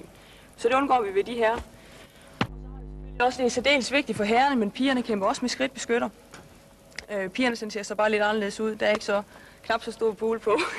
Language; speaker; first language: Danish; native; Danish